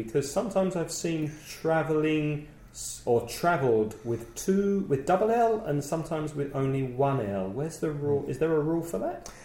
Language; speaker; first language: English; native; English